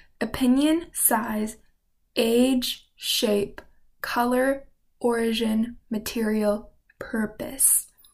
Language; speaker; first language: English; native; English